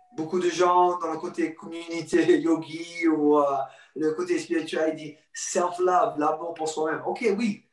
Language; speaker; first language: French; non-native, fluent; English